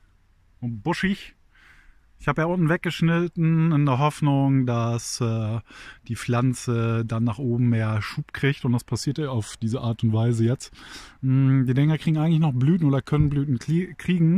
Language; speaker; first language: German; native; German